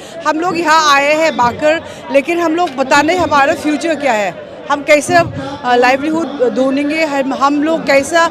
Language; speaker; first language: Hindi; non-native, local second language; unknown